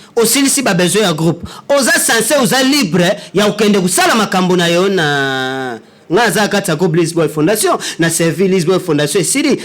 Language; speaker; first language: Lingala; native; Lingala